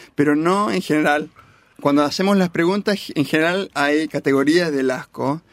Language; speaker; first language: Spanish; early bilingual, heritage; Spanish